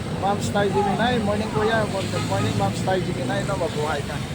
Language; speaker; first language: Filipino; native; Filipino